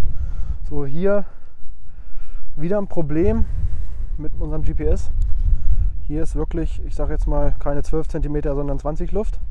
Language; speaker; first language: German; native; German